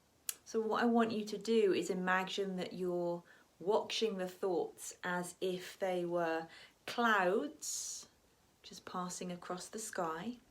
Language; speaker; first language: English; native; English